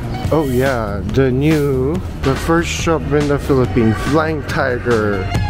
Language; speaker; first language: English; non-native, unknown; Japanese